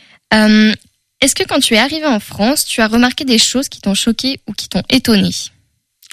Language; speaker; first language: French; native; French